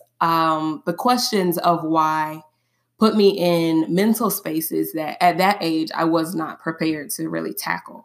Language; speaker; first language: English; native; English